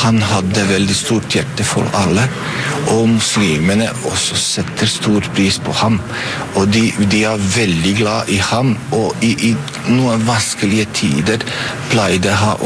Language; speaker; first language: Norwegian; non-native, fluent; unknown